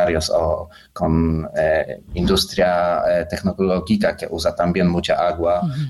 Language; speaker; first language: Spanish; non-native, fluent; Polish